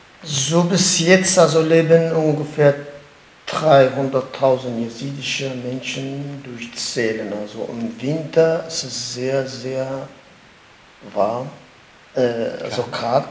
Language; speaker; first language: German; non-native, learner; Kurdish